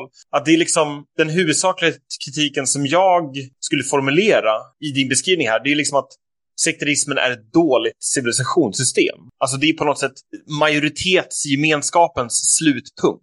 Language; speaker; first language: Swedish; native; Swedish